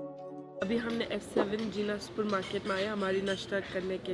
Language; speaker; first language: Hindi; non-native, learner; Turkish